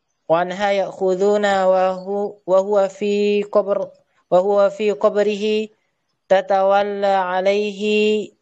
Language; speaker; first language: Arabic; non-native, learner; Indonesian